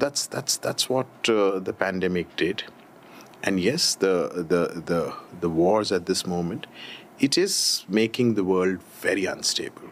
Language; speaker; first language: English; non-native, local second language; Hindi